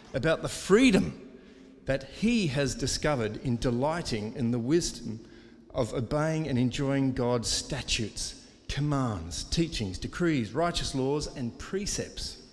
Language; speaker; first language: English; native; English